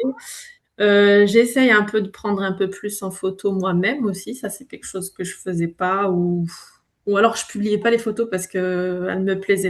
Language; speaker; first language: French; native; French